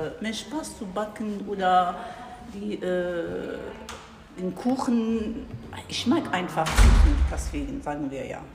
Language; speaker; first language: German; non-native, learner; Arabic